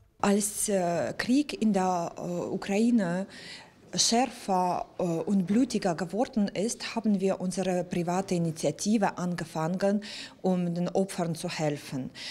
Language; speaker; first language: German; non-native, fluent; Ukrainian